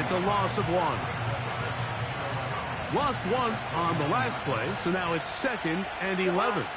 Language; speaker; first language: English; native; English